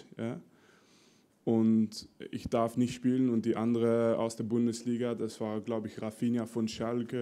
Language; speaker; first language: German; non-native, fluent; French